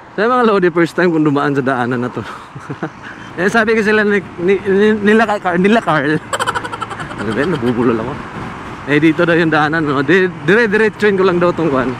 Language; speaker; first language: Filipino; non-native, local second language; Cebuano